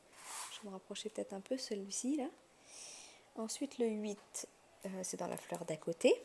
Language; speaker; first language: French; native; French